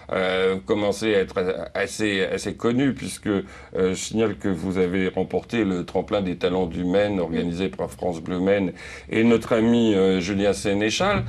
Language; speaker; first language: French; native; French